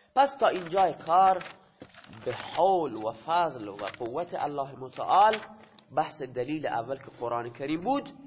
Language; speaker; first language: Persian; non-native, local second language; Baluchi